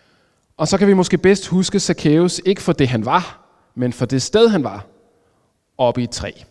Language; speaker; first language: Danish; native; Danish